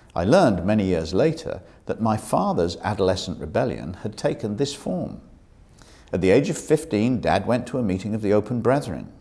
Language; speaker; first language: English; native; English